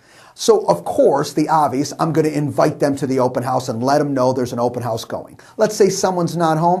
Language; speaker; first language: English; native; English